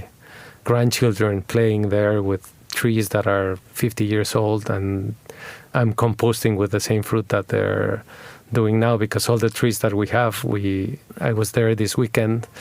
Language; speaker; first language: English; non-native, fluent; Spanish